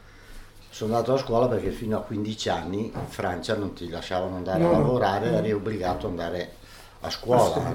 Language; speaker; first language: Italian; early bilingual, other home language; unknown